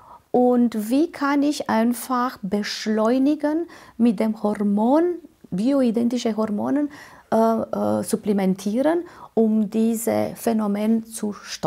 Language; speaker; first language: German; non-native, fluent; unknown